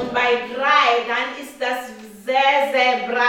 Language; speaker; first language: German; non-native, learner; French